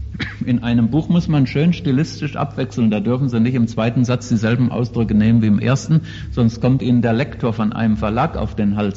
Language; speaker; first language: German; native; German